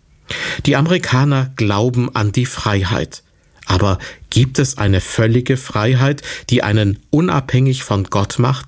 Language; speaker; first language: German; native; German